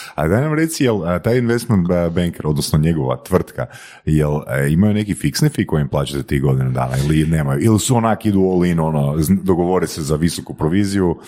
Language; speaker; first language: Croatian; native; Croatian